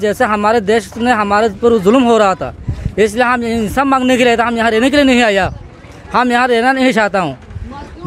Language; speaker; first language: Hindi; non-native, learner; Rohingya